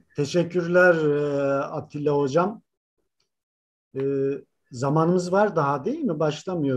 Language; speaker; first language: Turkish; native; Turkish